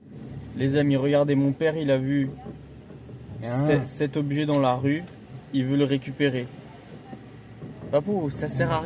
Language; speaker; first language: French; native; French